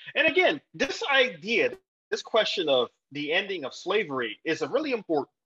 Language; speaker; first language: English; native; English